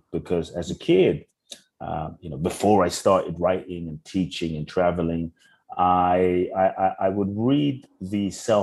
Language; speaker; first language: English; native; English